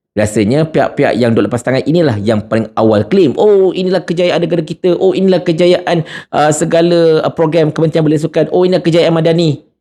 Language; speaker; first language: Malay; native; Malay